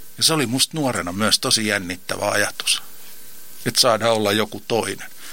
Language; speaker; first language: Finnish; native; Finnish